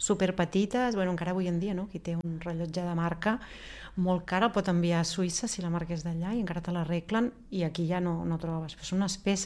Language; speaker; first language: Catalan; early bilingual, other home language; Spanish